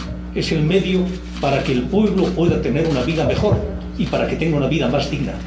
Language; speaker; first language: Spanish; native; Spanish